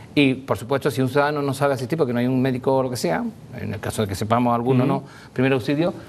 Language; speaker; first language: Spanish; native; Spanish